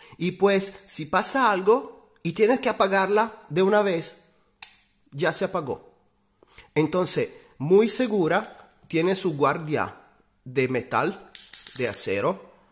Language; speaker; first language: Spanish; non-native, fluent; Italian